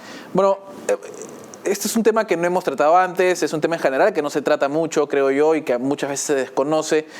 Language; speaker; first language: Spanish; native; Spanish